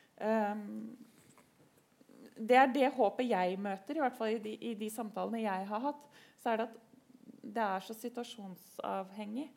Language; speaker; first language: Norwegian; native; Norwegian